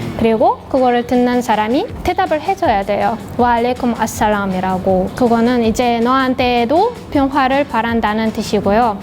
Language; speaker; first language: Korean; non-native, fluent; Uzbek